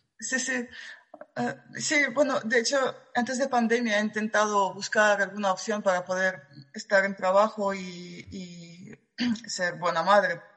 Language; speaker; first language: Spanish; non-native, fluent; Russian